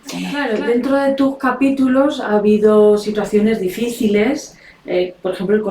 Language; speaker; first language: Spanish; native; Spanish